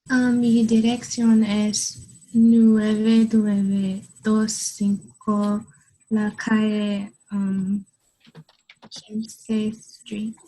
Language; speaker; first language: Spanish; non-native, learner; English